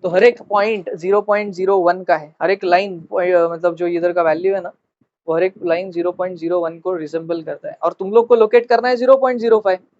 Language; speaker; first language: Hindi; non-native, local second language; Marathi